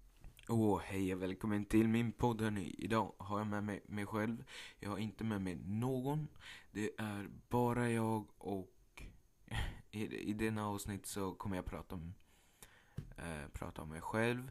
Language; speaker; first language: Swedish; early bilingual, other home language; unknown